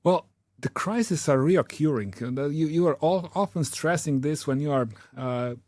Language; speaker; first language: English; non-native, fluent; Slovenian